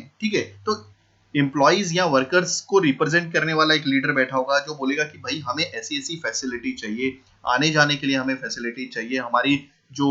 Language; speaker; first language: Hindi; native; Hindi